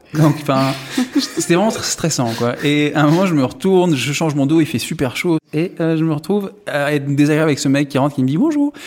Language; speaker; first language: French; native; French